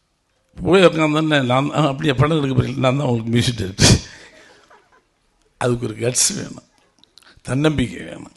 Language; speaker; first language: Tamil; native; Tamil